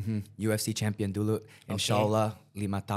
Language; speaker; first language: Indonesian; early bilingual, heritage; English